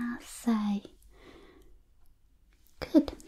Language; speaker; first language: English; non-native, fluent; Spanish